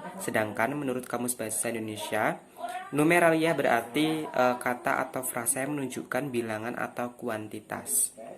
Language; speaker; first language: Indonesian; native; Indonesian